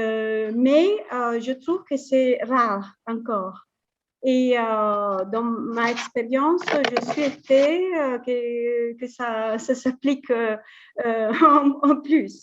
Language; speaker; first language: French; non-native, fluent; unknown